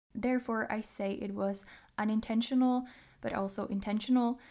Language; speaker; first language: English; non-native, fluent; Czech